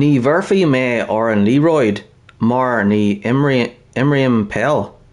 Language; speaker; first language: Irish; non-native, learner; English